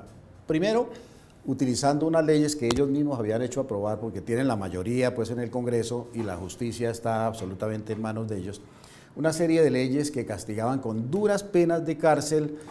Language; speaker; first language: Spanish; native; Spanish